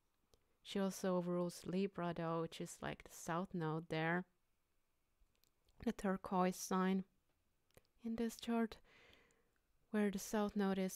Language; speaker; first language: English; non-native, fluent; Finnish